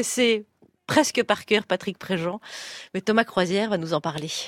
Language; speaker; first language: French; native; French